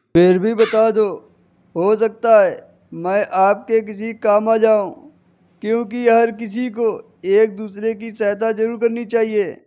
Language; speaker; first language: Hindi; native; Hindi